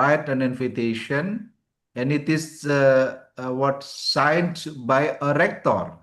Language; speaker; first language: English; non-native, learner; Indonesian